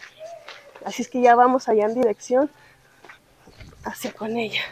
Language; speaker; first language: Spanish; native; Spanish